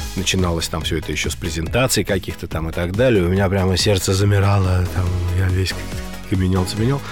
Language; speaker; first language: Russian; native; Russian